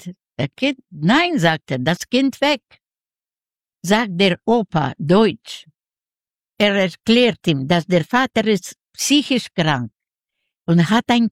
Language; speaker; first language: German; non-native, learner; Yiddish